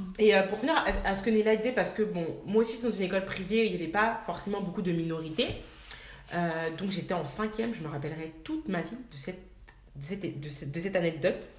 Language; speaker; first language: French; native; French